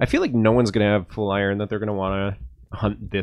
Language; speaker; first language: English; native; English